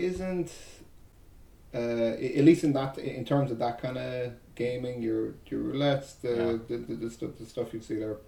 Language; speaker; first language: English; native; English